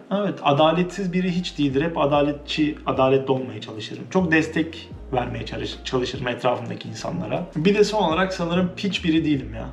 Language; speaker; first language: Turkish; native; Turkish